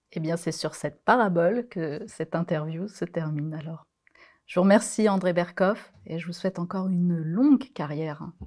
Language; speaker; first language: French; native; French